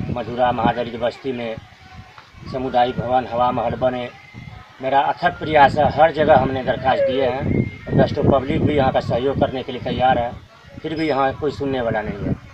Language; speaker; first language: Hindi; native; Hindi